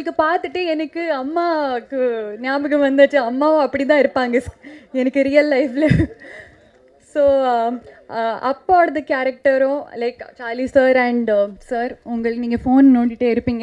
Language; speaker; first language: Tamil; non-native, fluent; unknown